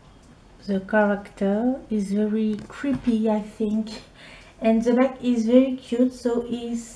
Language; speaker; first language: English; non-native, learner; French